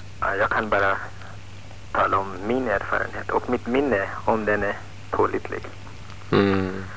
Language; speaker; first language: Swedish; non-native, fluent; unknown